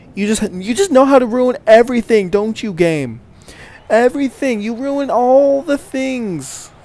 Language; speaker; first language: English; native; English